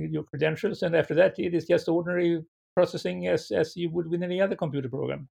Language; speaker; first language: English; non-native, fluent; Swedish